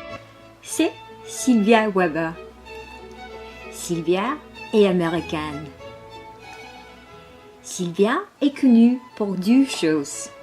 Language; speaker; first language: French; non-native, learner; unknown